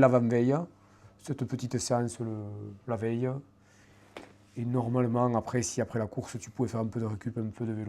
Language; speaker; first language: French; native; French